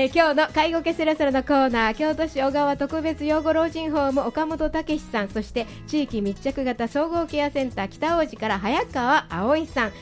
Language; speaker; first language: Japanese; native; Japanese